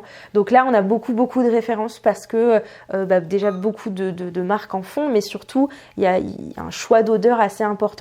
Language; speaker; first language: French; native; French